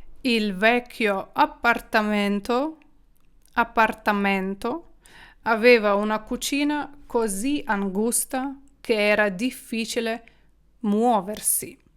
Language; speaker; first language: Italian; non-native, fluent; Ukrainian